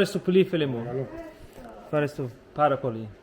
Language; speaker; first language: Greek; non-native, learner; English